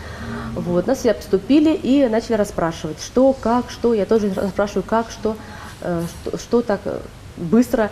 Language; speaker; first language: Russian; native; Russian